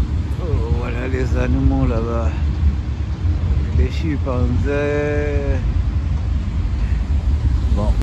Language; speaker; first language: French; non-native, fluent; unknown